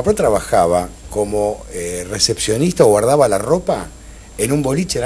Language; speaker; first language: Spanish; native; Spanish